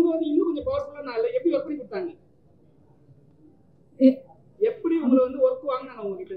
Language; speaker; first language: Tamil; native; Tamil